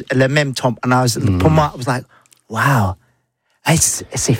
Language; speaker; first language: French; non-native, learner; English